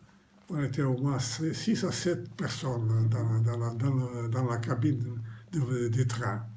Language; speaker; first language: French; non-native, fluent; Romanian